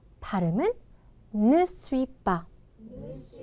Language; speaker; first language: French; non-native, fluent; Korean